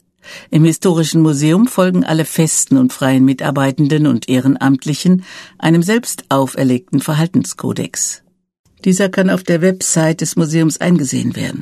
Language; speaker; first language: German; native; German